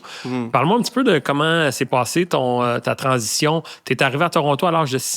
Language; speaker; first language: French; native; French